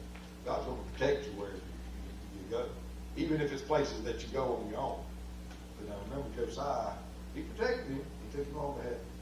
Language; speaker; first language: English; native; English